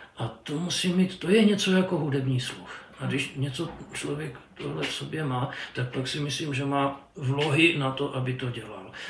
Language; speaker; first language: Czech; native; Czech